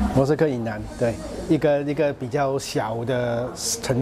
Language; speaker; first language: Chinese; non-native, local second language; Cantonese